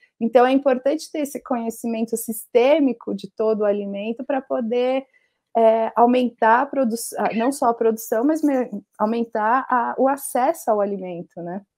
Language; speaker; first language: Portuguese; native; Portuguese